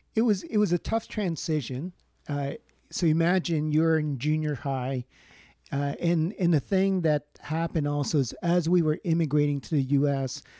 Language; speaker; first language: English; early bilingual, other home language; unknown